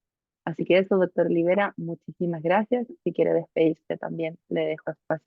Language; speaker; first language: Spanish; native; Spanish